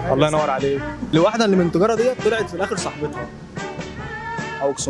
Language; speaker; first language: Arabic; native; Arabic